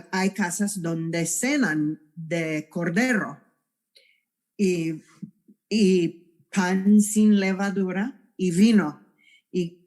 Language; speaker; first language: Spanish; non-native, fluent; English